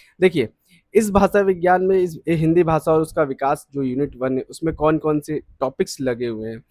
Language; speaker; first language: Hindi; native; Hindi